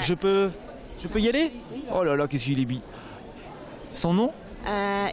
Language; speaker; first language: French; native; French